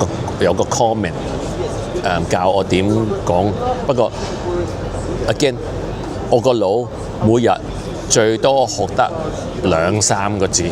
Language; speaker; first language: Cantonese; early bilingual, heritage; English